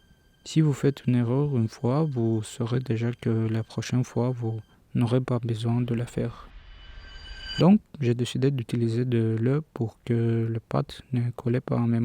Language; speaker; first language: French; non-native, learner; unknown